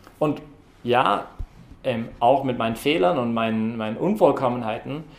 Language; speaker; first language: German; non-native, fluent; English